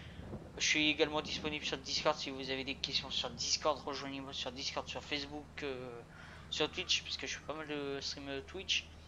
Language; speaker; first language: French; native; French